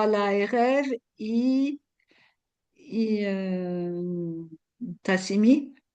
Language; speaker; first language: Hebrew; non-native, learner; French